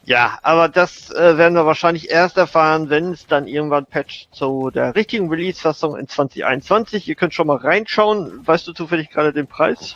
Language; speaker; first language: German; native; German